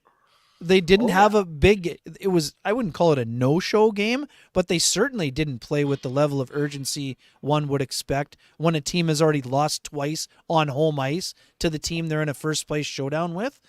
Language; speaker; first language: English; native; English